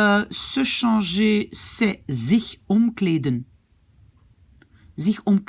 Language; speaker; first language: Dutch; non-native, fluent; French